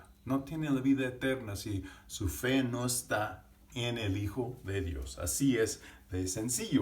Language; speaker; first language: Spanish; non-native, fluent; English